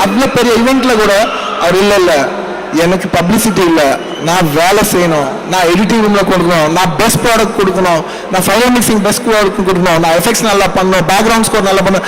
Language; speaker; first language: Tamil; non-native, local second language; Telugu